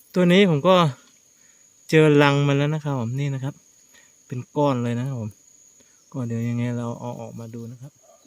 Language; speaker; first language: Thai; native; Thai